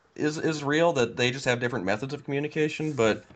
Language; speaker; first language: English; native; English